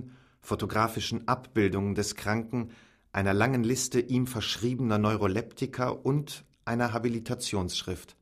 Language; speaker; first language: German; native; German